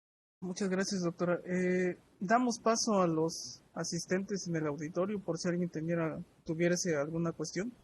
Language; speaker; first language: Spanish; native; Spanish